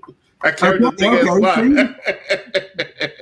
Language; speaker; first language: English; native; English